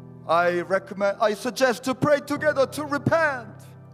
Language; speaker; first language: English; non-native, fluent; Korean